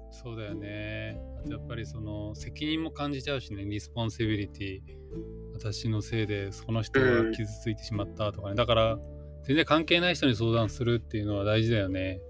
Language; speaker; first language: Japanese; native; Japanese